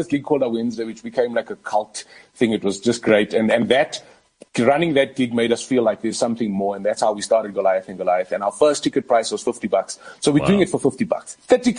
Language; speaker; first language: English; native; English